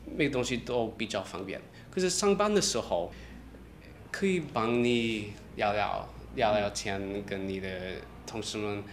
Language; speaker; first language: Chinese; non-native, learner; English